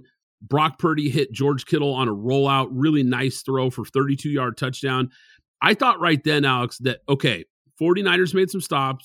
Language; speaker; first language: English; native; English